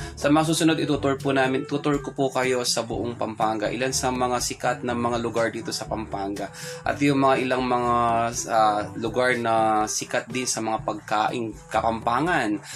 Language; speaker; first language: Filipino; non-native, local second language; Pampanga